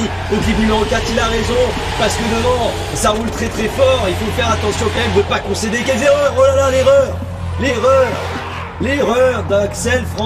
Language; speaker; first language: French; native; French